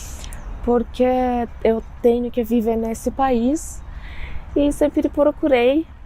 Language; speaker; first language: Portuguese; non-native, fluent; Persian